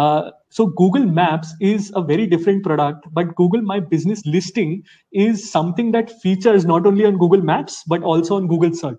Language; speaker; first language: English; non-native, local second language; Hindi